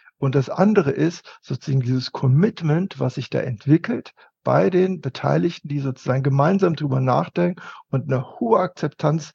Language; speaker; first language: German; native; German